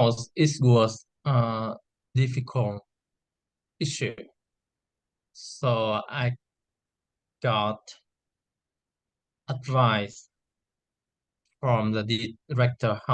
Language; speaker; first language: English; non-native, learner; Vietnamese